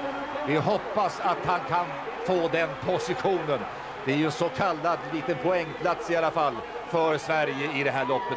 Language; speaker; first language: Swedish; native; Swedish